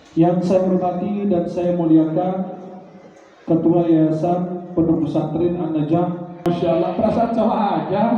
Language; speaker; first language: Indonesian; non-native, fluent; Arabic